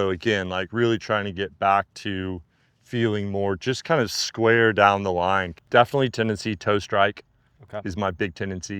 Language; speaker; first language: English; native; English